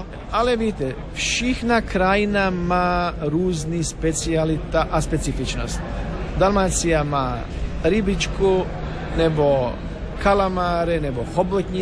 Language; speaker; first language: Czech; non-native, learner; Croatian